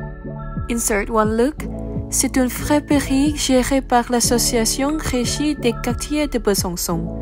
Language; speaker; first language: French; non-native, fluent; Thai